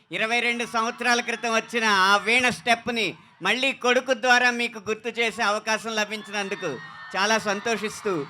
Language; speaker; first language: Telugu; native; Telugu